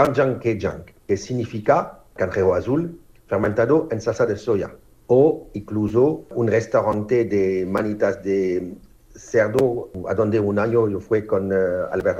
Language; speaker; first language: Spanish; non-native, fluent; French